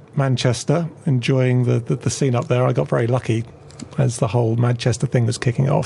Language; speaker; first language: English; native; English